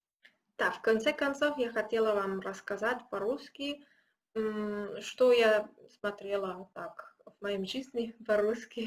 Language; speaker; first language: Russian; non-native, learner; Spanish